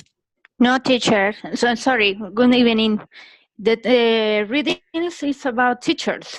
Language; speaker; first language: English; non-native, learner; Spanish